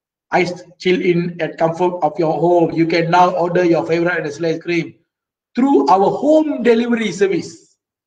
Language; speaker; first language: English; non-native, local second language; Malay